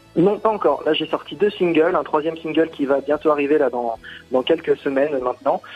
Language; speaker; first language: French; native; French